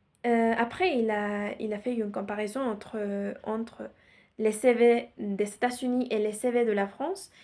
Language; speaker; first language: French; non-native, learner; Spanish